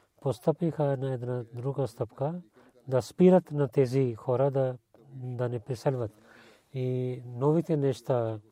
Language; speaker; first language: Bulgarian; non-native, fluent; Urdu